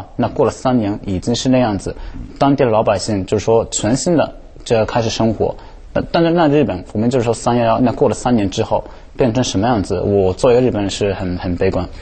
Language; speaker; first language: Chinese; non-native, fluent; Japanese